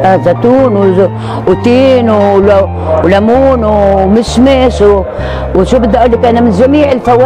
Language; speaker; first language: Arabic; native; Arabic